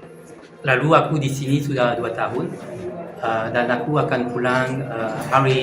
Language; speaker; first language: Indonesian; non-native, learner; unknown